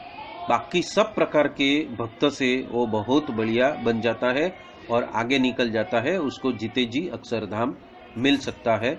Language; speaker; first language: Hindi; non-native, local second language; Gujarati